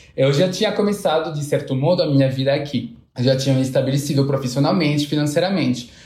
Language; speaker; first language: Portuguese; non-native, fluent; French